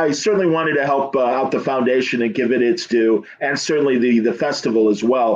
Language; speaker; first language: English; native; English